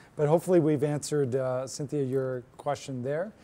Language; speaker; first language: English; native; English